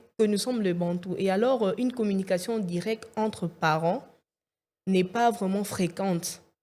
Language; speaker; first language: French; non-native, local second language; Lingala